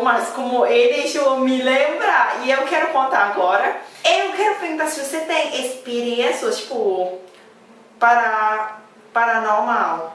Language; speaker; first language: Portuguese; non-native, learner; Thai